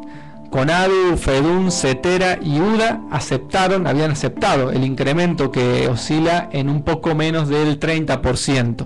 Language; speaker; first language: Spanish; native; Spanish